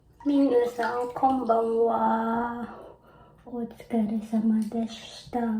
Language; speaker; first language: Japanese; non-native, learner; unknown